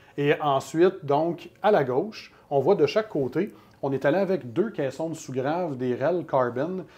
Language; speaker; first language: French; native; French